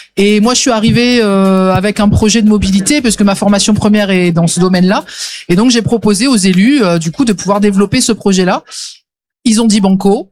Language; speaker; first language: French; native; French